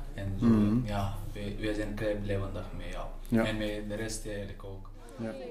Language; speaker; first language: Dutch; non-native, learner; Pashto